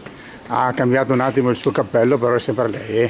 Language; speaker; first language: Italian; native; Italian